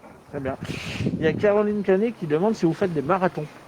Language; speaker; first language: French; native; French